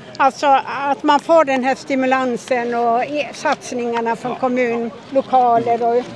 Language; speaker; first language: Swedish; native; Swedish